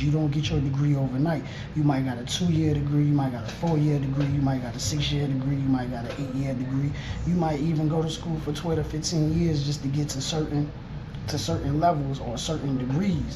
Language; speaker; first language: English; native; English